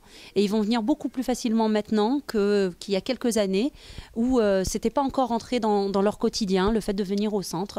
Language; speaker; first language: French; native; French